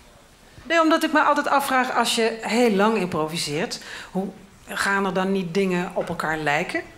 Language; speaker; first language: Dutch; native; Dutch